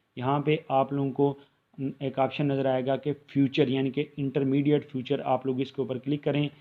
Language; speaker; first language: Urdu; non-native, local second language; Punjabi